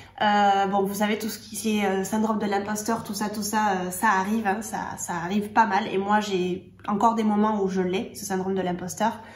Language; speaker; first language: French; native; French